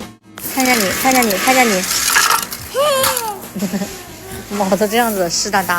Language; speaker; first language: Chinese; native; Chinese